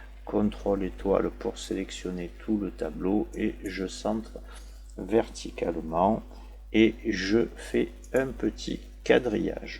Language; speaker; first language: French; native; French